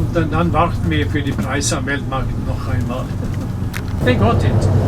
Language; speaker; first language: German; non-native, learner; Norwegian